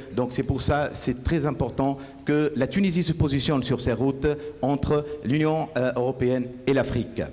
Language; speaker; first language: French; non-native, local second language; Arabic